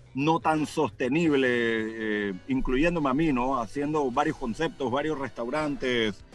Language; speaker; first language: Spanish; native; Spanish